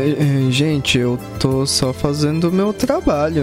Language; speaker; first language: Portuguese; native; Portuguese